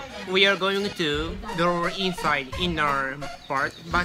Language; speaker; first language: English; non-native, learner; Japanese